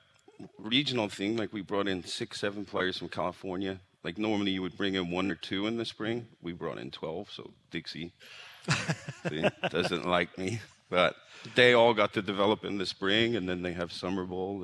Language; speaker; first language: English; native; English